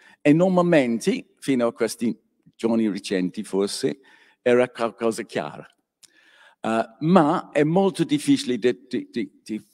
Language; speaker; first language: Italian; non-native, learner; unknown